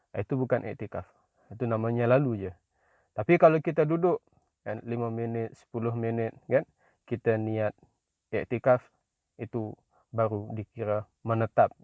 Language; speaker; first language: Malay; native; Malay